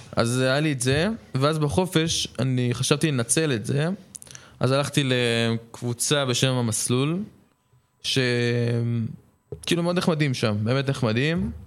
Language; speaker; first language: Hebrew; native; Hebrew